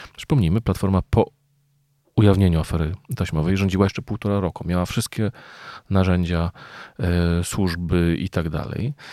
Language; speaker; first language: Polish; native; Polish